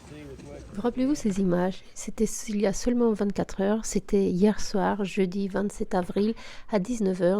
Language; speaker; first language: French; native; French